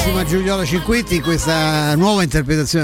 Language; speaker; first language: Italian; native; Italian